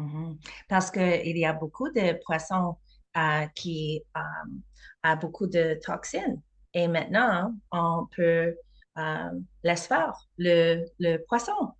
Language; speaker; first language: French; non-native, fluent; English